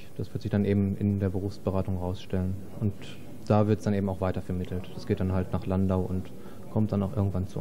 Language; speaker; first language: German; native; German